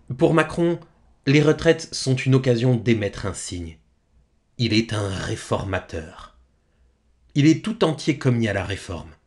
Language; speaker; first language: French; native; French